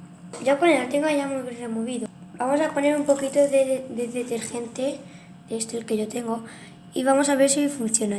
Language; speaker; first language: Spanish; native; Spanish